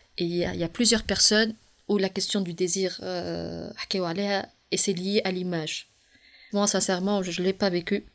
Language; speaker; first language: French; non-native, local second language; Arabic